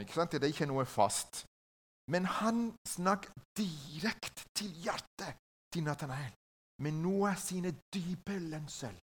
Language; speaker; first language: Norwegian; non-native, learner; Spanish